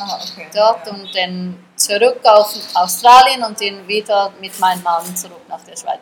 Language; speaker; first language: German; early bilingual, heritage; German